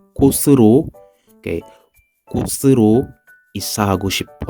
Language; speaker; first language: Korean; non-native, fluent; Filipino